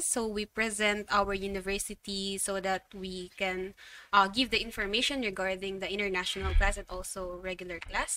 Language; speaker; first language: English; non-native, local second language; Filipino